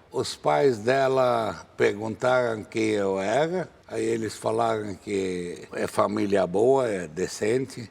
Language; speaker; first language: Portuguese; non-native, fluent; Arabic